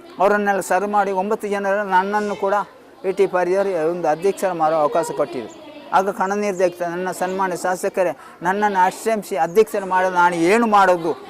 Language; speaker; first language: Kannada; non-native, local second language; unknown